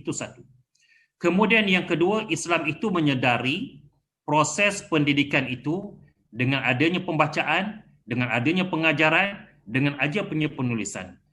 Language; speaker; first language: Malay; native; Malay